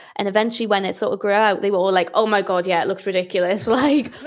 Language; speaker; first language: English; native; English